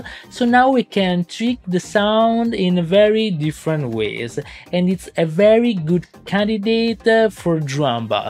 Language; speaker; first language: English; non-native, fluent; Italian